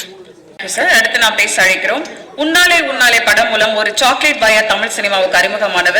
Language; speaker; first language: Tamil; native; Tamil